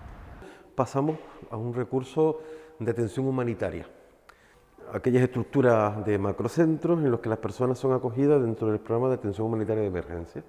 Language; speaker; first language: Spanish; native; Spanish